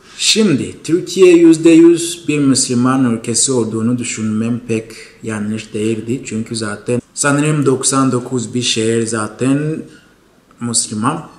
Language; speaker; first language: Turkish; non-native, fluent; Arabic